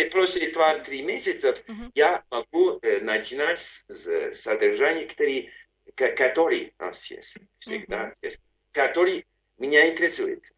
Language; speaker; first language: Russian; non-native, learner; English